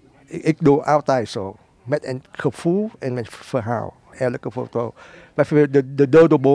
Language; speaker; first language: Dutch; non-native, learner; Vietnamese